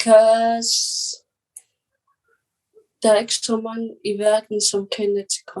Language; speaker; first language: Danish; non-native, local second language; Kalaallisut